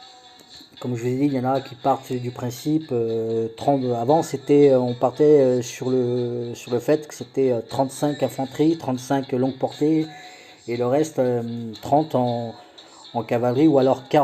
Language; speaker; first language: French; native; French